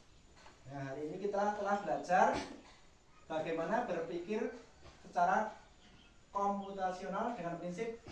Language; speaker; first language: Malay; non-native, local second language; Javanese